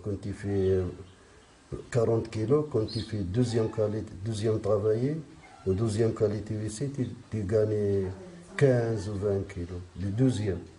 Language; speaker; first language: French; non-native, learner; Arabic